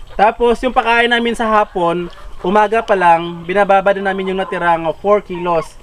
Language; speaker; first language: Filipino; native; Filipino